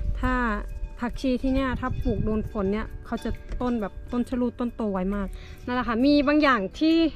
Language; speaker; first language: Thai; native; Thai